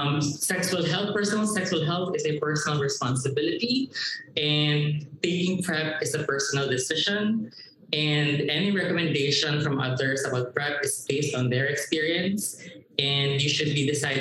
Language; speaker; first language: English; non-native, local second language; Cebuano